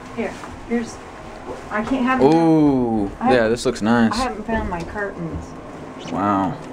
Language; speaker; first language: English; native; English